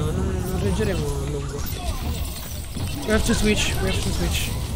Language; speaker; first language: English; non-native, learner; Italian